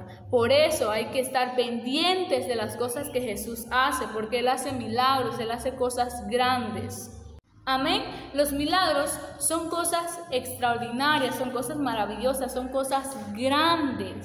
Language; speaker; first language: Spanish; native; Spanish